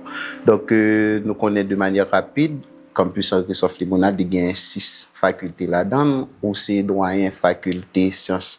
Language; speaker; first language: Haitian Creole; native; Haitian Creole